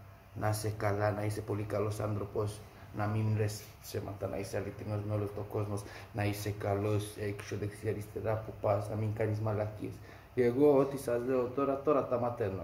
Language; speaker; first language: Greek; non-native, fluent; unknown